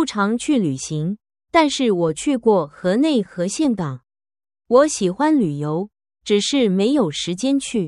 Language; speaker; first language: Chinese; non-native, learner; Vietnamese